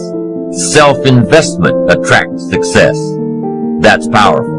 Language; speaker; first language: English; native; English